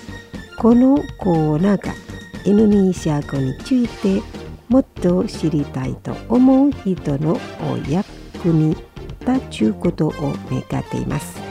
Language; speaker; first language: Japanese; non-native, fluent; Indonesian